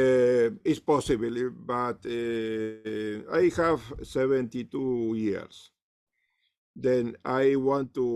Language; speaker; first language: English; non-native, learner; Spanish